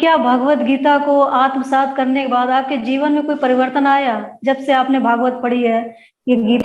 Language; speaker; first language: Hindi; native; Hindi